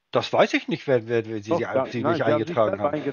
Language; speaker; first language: German; native; German